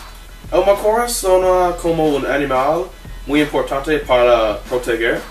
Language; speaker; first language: Spanish; non-native, learner; English